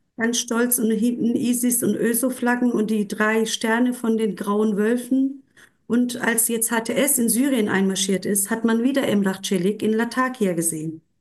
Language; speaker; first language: German; non-native, fluent; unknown